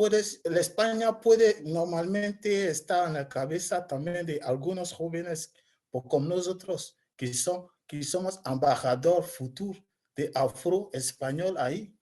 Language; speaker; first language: Spanish; non-native, learner; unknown